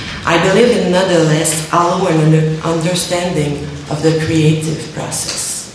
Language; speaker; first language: English; non-native, learner; French